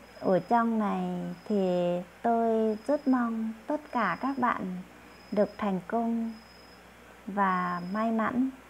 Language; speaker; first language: Vietnamese; non-native, local second language; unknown